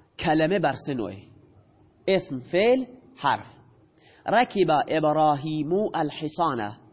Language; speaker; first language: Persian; non-native, local second language; Baluchi